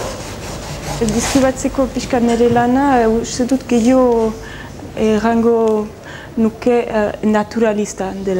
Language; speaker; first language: Basque; non-native, learner; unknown